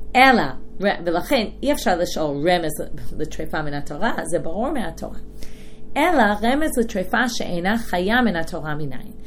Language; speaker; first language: Hebrew; non-native, fluent; English